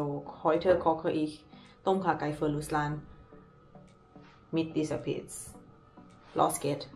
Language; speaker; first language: German; non-native, learner; Thai